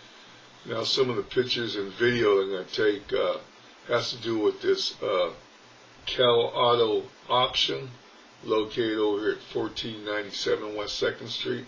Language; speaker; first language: English; native; English